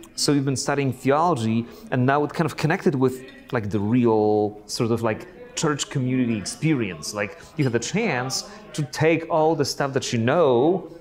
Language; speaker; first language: English; non-native, fluent; Polish